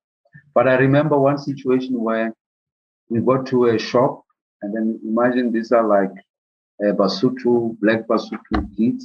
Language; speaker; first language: English; non-native, local second language; Southern Sotho